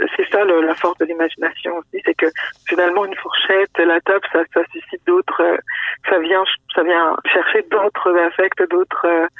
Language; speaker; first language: French; native; French